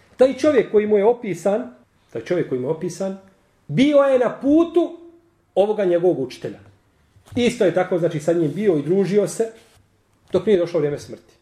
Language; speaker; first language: Bosnian; native; Bosnian